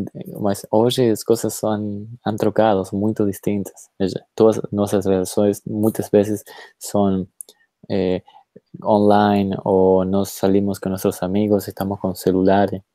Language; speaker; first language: Portuguese; non-native, fluent; Spanish